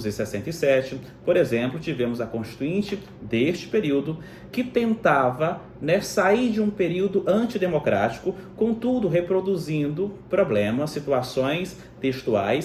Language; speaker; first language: Portuguese; native; Portuguese